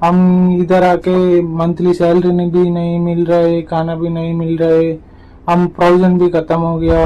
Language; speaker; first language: Hindi; non-native, local second language; Telugu